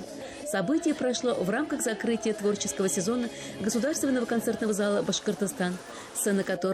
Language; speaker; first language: Russian; native; Russian